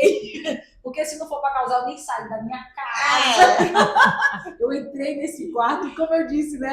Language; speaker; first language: Portuguese; native; Portuguese